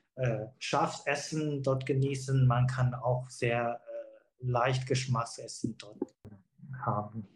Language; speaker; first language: German; non-native, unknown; Chinese